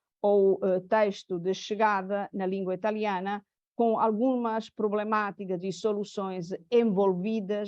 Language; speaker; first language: Portuguese; non-native, fluent; Italian